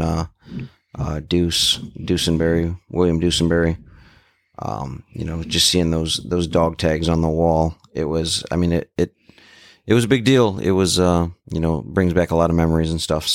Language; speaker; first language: English; native; English